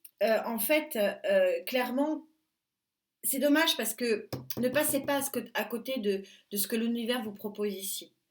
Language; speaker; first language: French; native; French